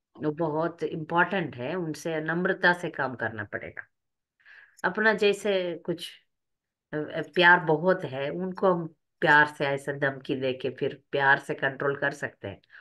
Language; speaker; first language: Hindi; non-native, local second language; Tamil